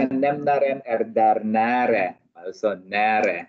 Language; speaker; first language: Swedish; non-native, learner; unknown